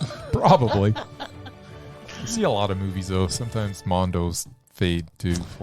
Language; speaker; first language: English; native; English